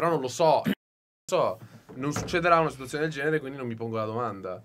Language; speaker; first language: Italian; native; Italian